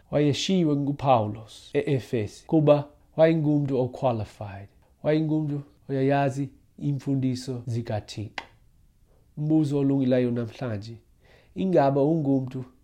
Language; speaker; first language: Xhosa; non-native, fluent; English